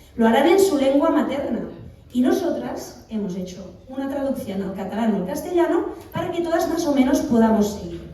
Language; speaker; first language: Spanish; non-native, local second language; Catalan